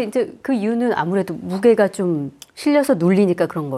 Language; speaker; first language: Korean; native; Korean